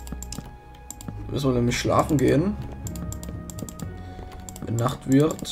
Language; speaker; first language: German; native; German